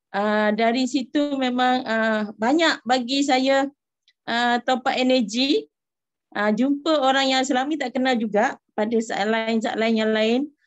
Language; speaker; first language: Malay; native; Malay